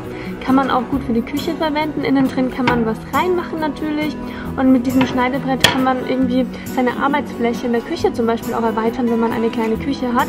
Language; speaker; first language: German; native; German